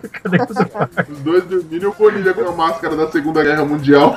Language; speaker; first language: Portuguese; native; Portuguese